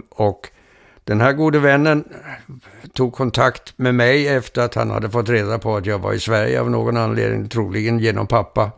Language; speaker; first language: Swedish; early bilingual, heritage; Swedish